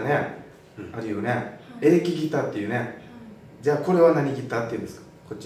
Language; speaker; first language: Japanese; native; Japanese